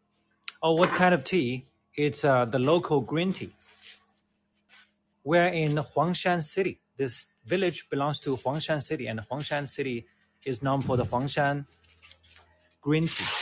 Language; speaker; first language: English; non-native, fluent; Chinese